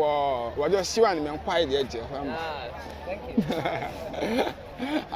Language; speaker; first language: Chinese; non-native, learner; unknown